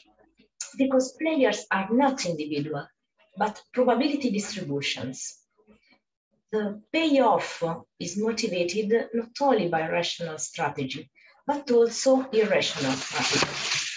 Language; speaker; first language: English; non-native, fluent; Italian